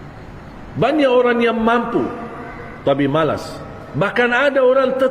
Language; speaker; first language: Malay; non-native, fluent; Arabic